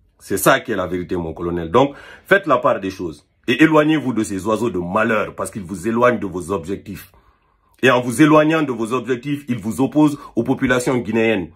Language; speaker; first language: French; non-native, local second language; Fula